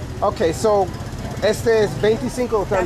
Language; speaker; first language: Spanish; non-native, learner; English